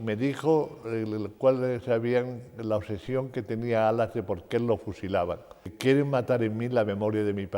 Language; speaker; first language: Spanish; native; Spanish